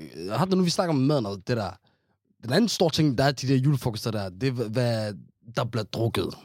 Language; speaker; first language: Danish; non-native, fluent; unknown